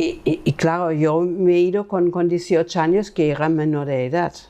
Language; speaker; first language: Spanish; non-native, fluent; German